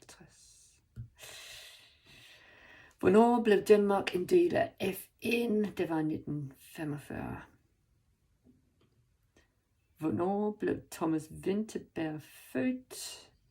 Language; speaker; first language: Danish; non-native, learner; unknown